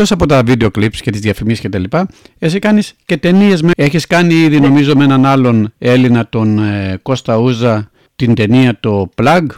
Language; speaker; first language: Greek; native; Greek